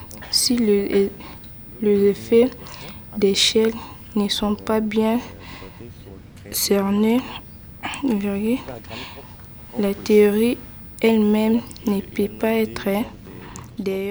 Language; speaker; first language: French; non-native, learner; Portuguese